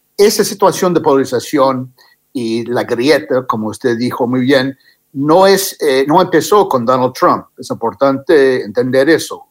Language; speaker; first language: Spanish; non-native, fluent; English